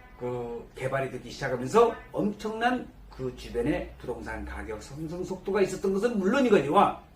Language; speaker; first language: Korean; native; Korean